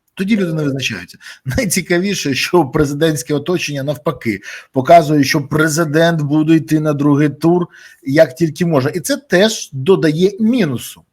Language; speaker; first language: Ukrainian; native; Ukrainian